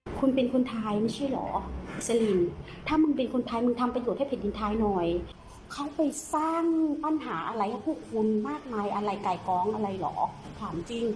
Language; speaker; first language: Thai; non-native, fluent; Burmese